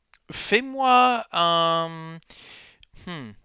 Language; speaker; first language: French; native; French